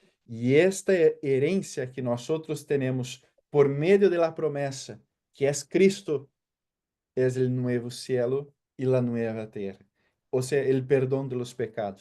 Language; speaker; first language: Spanish; non-native, fluent; Portuguese